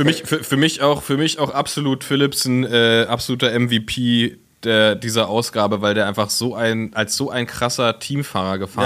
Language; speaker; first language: German; native; German